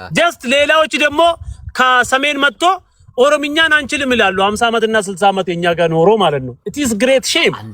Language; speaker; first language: Amharic; non-native, local second language; Oromo